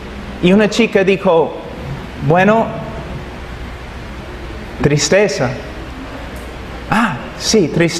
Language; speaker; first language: Spanish; non-native, fluent; English